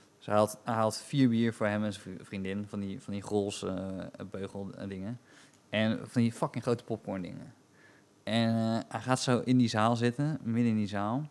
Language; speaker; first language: Dutch; native; Dutch